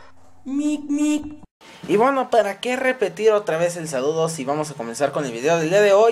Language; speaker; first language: Spanish; native; Spanish